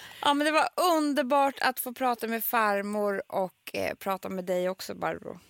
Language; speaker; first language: Swedish; native; Swedish